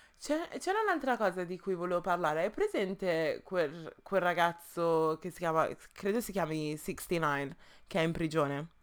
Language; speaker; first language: Italian; early bilingual, other home language; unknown